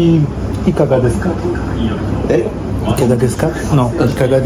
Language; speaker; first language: Japanese; non-native, learner; French